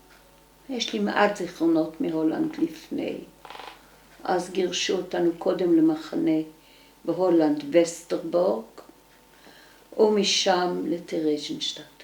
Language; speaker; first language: Hebrew; early bilingual, other home language; Dutch